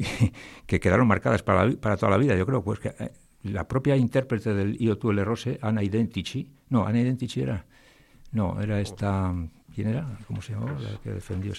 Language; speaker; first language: Spanish; native; Spanish